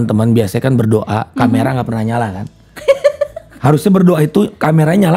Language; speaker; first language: Indonesian; native; Indonesian